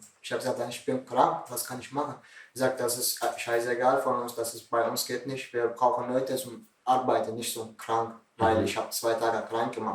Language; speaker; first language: German; non-native, learner; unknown